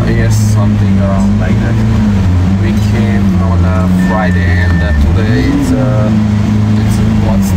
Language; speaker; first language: English; non-native, fluent; Hungarian